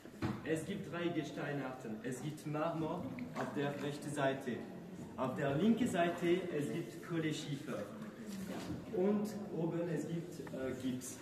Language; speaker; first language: German; non-native, learner; French